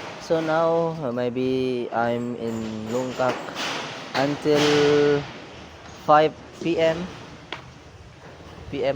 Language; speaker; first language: English; non-native, learner; Indonesian